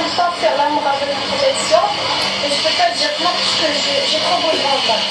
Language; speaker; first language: French; non-native, learner; Arabic